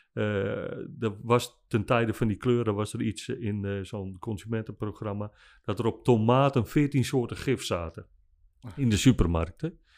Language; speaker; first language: Dutch; non-native, local second language; Western Frisian